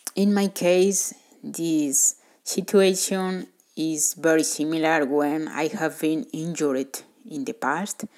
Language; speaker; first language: English; non-native, fluent; Spanish